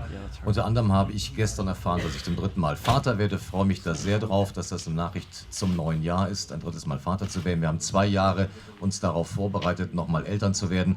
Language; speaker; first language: German; native; German